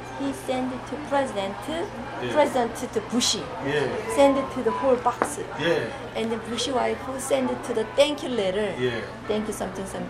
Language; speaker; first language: English; non-native, learner; Korean